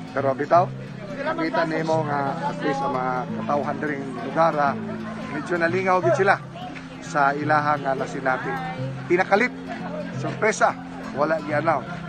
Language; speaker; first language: Cebuano; native; Cebuano